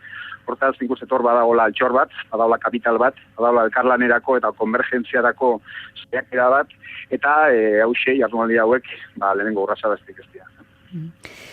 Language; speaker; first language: Basque; native; Basque